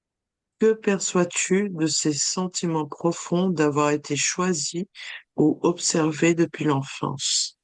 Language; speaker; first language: French; native; French